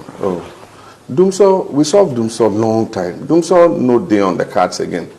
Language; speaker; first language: Nigerian Pidgin; non-native, fluent; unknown